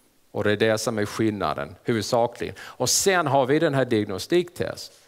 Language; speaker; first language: Swedish; non-native, fluent; English